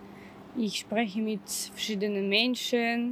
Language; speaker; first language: German; non-native, fluent; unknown